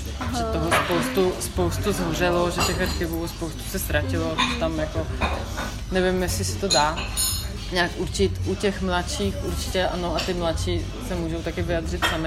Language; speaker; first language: Czech; early bilingual, heritage; Czech